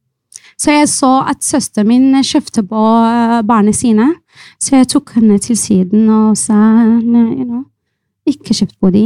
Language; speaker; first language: Norwegian; non-native, fluent; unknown